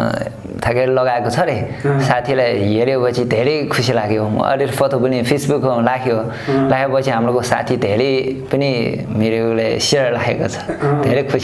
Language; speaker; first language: Nepali; non-native, learner; Chinese